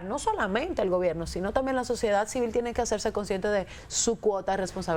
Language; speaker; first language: Spanish; native; Spanish